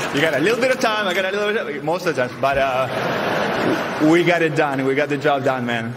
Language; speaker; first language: English; non-native, fluent; Spanish